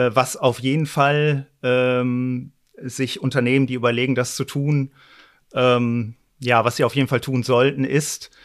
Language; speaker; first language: German; native; German